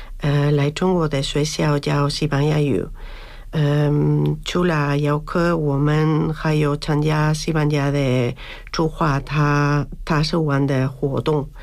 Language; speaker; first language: Chinese; non-native, learner; Spanish